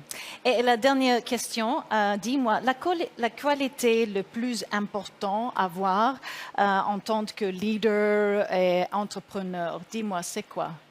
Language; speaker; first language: French; non-native, learner; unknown